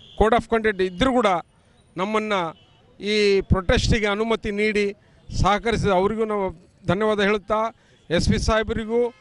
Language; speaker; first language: Kannada; non-native, local second language; Urdu